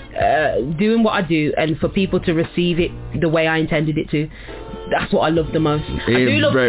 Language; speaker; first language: English; native; English